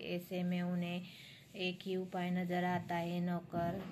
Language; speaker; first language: Hindi; non-native, local second language; Marathi